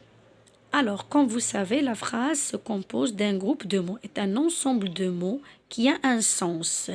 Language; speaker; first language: French; non-native, local second language; Arabic